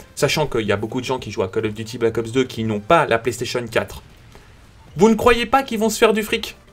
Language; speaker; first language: French; native; French